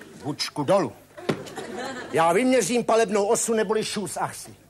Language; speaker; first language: Czech; native; Czech